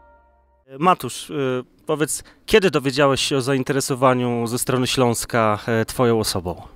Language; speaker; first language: Polish; native; Polish